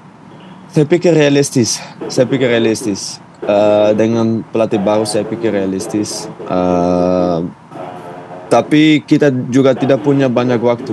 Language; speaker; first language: Indonesian; non-native, fluent; Dutch